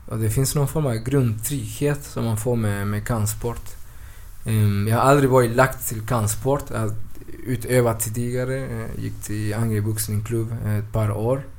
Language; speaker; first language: Swedish; early bilingual, other home language; Spanish